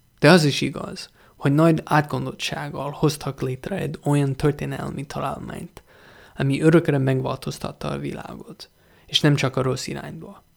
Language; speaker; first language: Hungarian; non-native, fluent; English